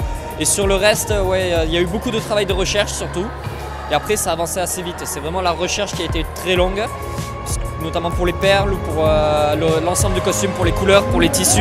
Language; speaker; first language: French; native; French